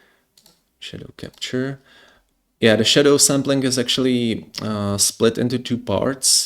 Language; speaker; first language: English; non-native, fluent; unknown